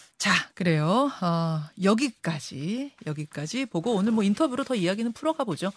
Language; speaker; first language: Korean; native; Korean